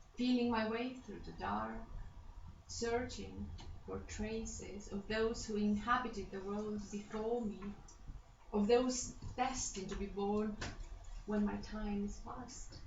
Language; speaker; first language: English; non-native, fluent; Romanian